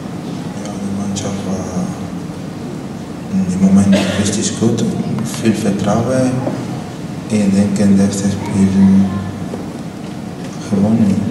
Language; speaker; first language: German; non-native, learner; Spanish